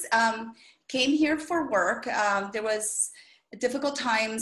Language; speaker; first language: English; non-native, fluent; Spanish